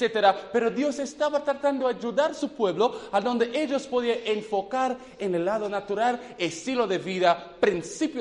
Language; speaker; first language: Spanish; non-native, fluent; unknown